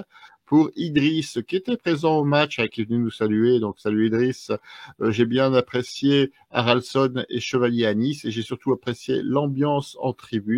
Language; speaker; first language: French; native; French